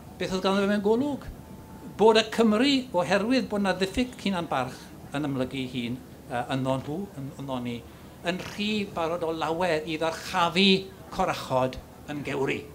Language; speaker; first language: Welsh; native; Welsh